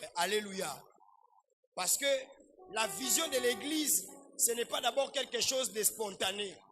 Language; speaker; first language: French; non-native, local second language; Lingala